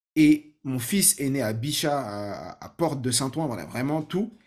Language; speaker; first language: French; native; French